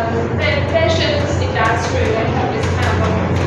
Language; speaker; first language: English; non-native, learner; Chinese